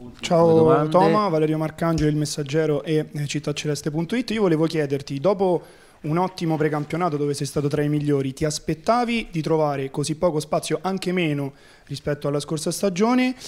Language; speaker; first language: Italian; non-native, learner; Croatian